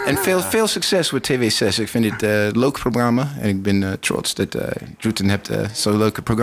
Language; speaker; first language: Dutch; non-native, learner; English